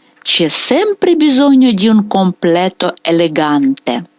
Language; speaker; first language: Italian; non-native, fluent; Ukrainian